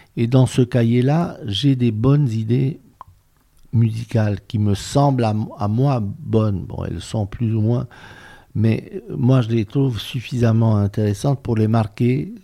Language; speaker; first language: French; non-native, fluent; Romanian